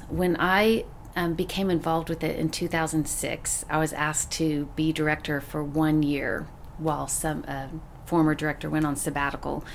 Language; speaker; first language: English; native; English